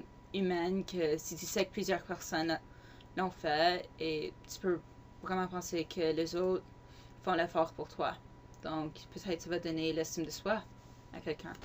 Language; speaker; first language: French; non-native, local second language; English